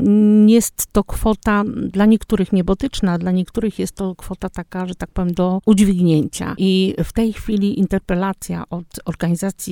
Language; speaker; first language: Polish; native; Polish